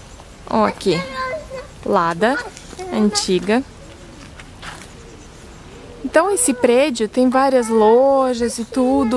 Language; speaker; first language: Portuguese; non-native, fluent; Russian